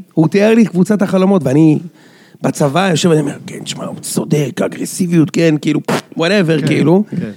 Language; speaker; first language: Hebrew; native; Hebrew